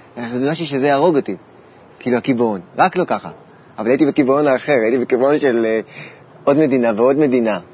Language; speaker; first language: Hebrew; native; Hebrew